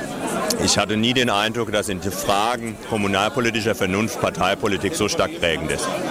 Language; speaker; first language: German; native; German